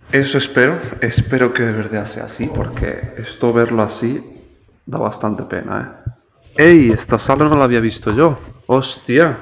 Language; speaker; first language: Spanish; native; Spanish